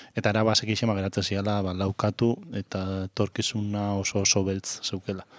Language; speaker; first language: Basque; native; Basque